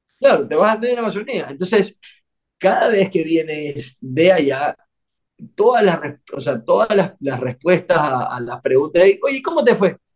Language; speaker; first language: Spanish; native; Spanish